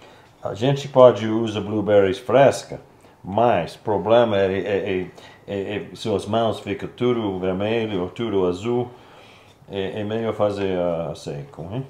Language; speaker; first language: Portuguese; non-native, learner; English